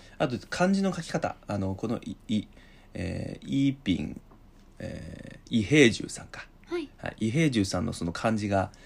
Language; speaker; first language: Japanese; non-native, fluent; Chinese